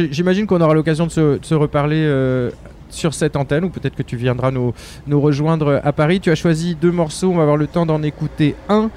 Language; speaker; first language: French; native; French